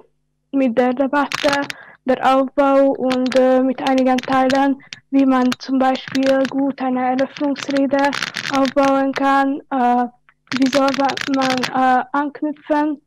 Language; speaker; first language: German; non-native, learner; Hungarian